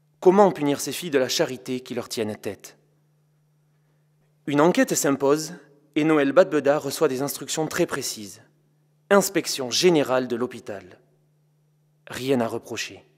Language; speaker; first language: French; native; French